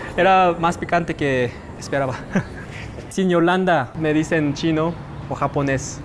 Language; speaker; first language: Spanish; non-native, fluent; Korean